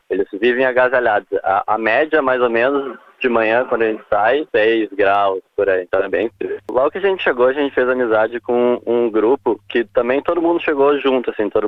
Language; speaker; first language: Portuguese; native; Portuguese